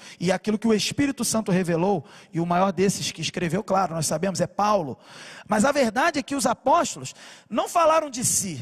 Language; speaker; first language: Portuguese; native; Portuguese